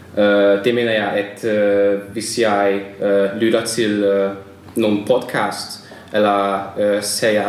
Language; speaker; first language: Danish; non-native, learner; Hungarian